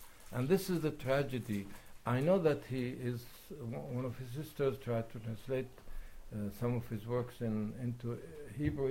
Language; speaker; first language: English; non-native, fluent; Arabic